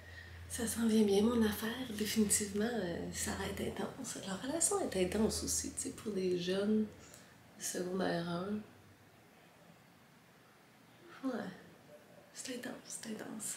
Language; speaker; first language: French; native; French